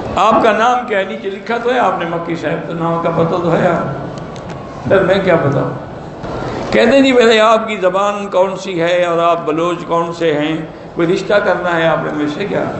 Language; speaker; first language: Urdu; native; Urdu